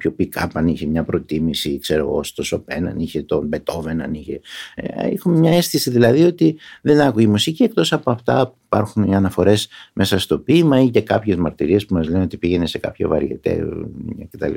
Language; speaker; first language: Greek; early bilingual, other home language; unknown